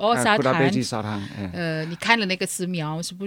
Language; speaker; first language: Chinese; non-native, learner; Indonesian